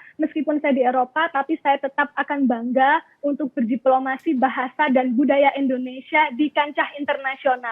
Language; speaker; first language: Indonesian; non-native, local second language; Javanese